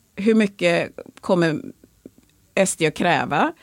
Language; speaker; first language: Swedish; early bilingual, other home language; Swahili